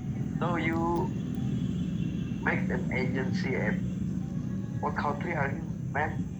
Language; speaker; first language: English; non-native, learner; Indonesian